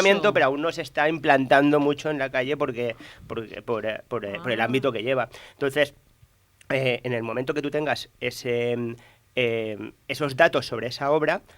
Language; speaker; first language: Spanish; native; Spanish